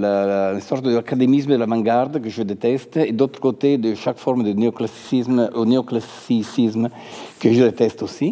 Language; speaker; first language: French; non-native, fluent; Italian